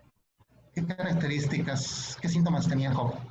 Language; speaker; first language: Spanish; native; Spanish